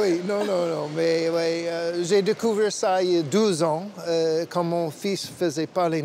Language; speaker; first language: French; non-native, fluent; English